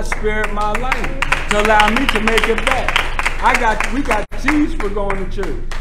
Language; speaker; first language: English; native; English